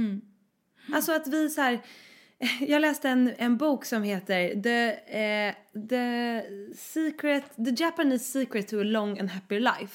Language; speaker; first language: Swedish; native; Swedish